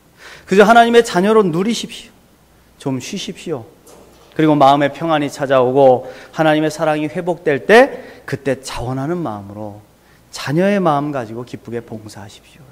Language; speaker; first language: Korean; native; Korean